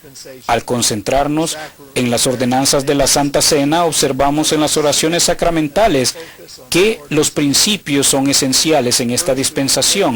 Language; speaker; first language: Spanish; native; Spanish